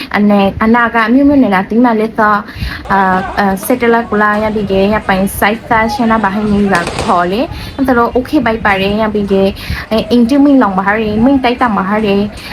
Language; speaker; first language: Burmese; native; Burmese